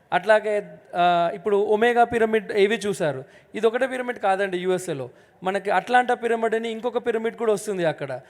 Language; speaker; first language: Telugu; native; Telugu